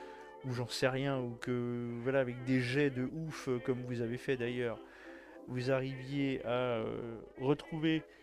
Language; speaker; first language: French; native; French